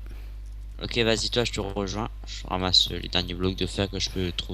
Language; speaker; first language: French; native; French